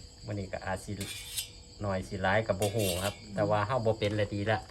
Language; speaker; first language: Thai; non-native, local second language; Northeastern Thai